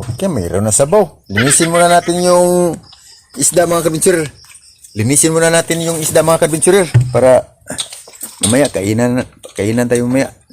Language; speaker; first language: Filipino; native; Filipino